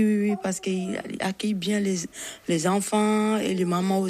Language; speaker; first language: French; non-native, learner; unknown